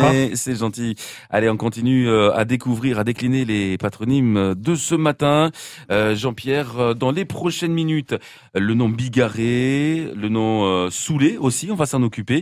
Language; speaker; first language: French; native; French